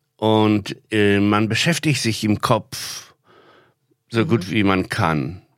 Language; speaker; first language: German; non-native, fluent; Polish